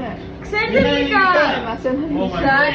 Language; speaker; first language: Greek; non-native, learner; Chinese